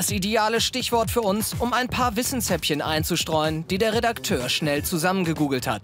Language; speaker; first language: German; native; German